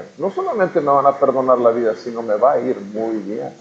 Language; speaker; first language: Spanish; native; Spanish